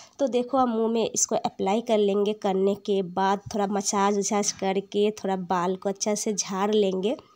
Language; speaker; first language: Hindi; non-native, local second language; Bangla